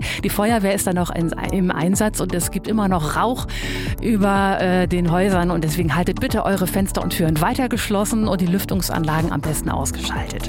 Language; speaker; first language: German; native; German